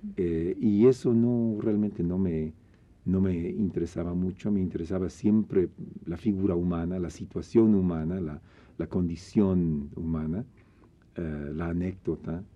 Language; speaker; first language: Spanish; non-native, fluent; English